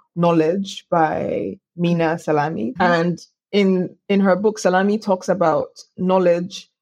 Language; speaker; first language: English; non-native, local second language; Yoruba